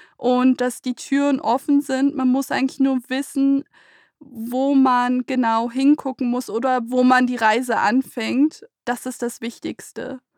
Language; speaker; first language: German; early bilingual, other home language; Persian